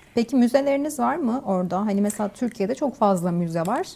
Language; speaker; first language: Turkish; native; Turkish